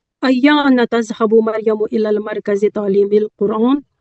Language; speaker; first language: Arabic; non-native, learner; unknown